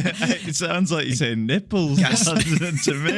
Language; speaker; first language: English; native; English